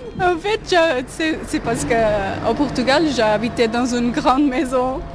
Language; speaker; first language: French; non-native, learner; Portuguese